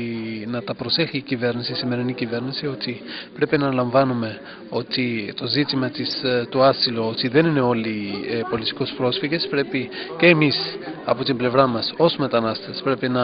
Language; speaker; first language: Greek; non-native, fluent; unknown